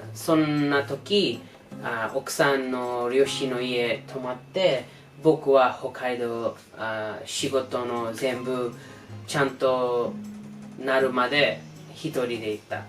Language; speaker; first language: Japanese; non-native, learner; English